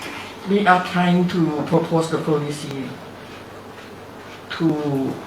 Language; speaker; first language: English; non-native, learner; Thai